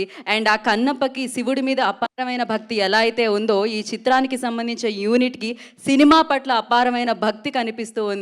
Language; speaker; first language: Telugu; native; Telugu